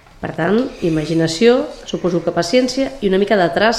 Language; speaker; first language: Catalan; native; Catalan